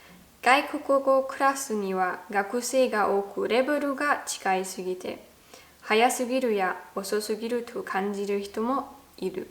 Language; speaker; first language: Japanese; non-native, fluent; German